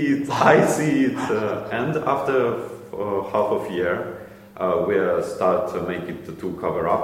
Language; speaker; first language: English; non-native, learner; Ukrainian